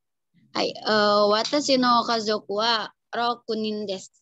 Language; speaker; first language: Japanese; non-native, learner; Indonesian